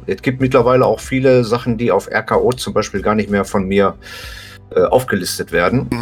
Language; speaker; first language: German; native; German